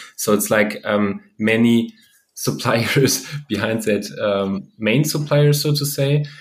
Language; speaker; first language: English; non-native, fluent; German